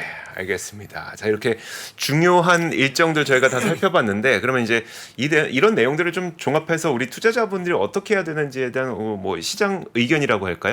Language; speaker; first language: Korean; native; Korean